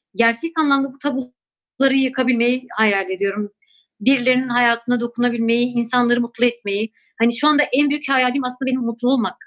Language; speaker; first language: Turkish; non-native, local second language; Kurdish